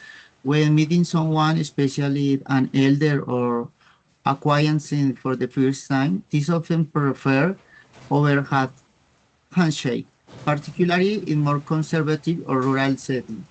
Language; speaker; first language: English; non-native, learner; Spanish